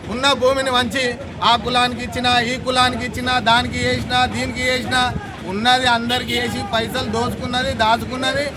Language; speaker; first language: Telugu; native; Telugu